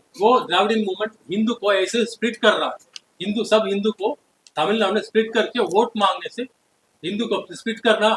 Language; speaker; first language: Hindi; non-native, learner; Tamil